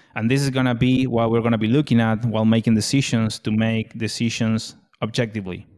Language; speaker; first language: English; non-native, fluent; Spanish